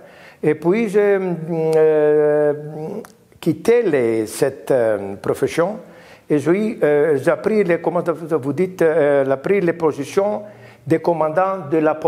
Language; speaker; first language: French; non-native, learner; Greek